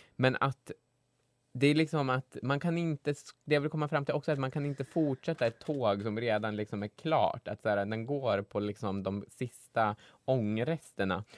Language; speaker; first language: Swedish; native; Swedish